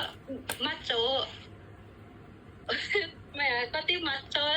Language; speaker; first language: Cantonese; non-native, learner; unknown